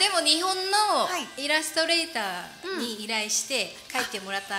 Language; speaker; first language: Japanese; non-native, fluent; Korean